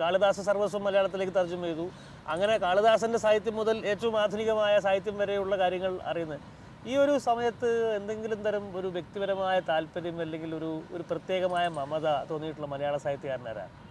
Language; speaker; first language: Malayalam; native; Malayalam